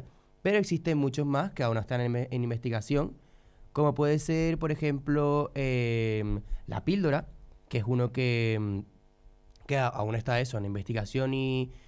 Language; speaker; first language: Spanish; native; Spanish